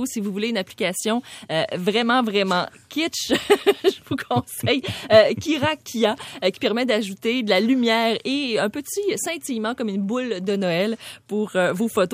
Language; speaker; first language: French; native; French